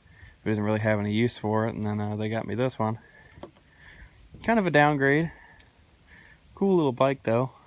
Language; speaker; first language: English; native; English